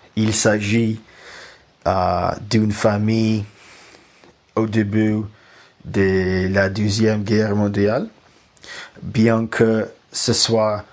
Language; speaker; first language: French; non-native, learner; Russian